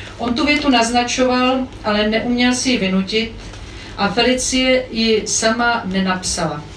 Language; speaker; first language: Czech; native; Czech